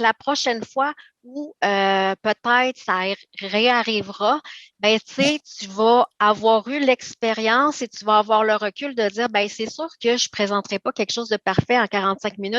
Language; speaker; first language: French; native; French